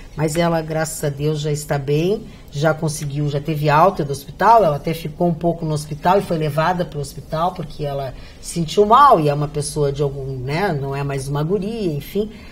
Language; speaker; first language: Portuguese; native; Portuguese